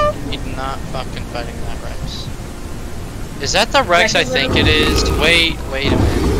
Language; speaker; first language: English; native; English